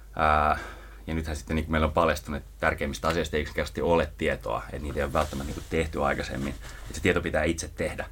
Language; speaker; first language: Finnish; native; Finnish